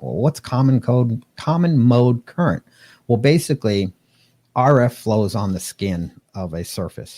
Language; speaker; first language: English; native; English